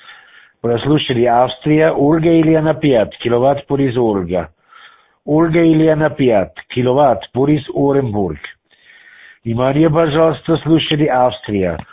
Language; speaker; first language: Russian; non-native, learner; German